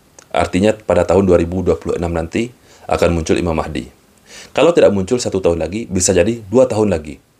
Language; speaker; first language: Indonesian; native; Indonesian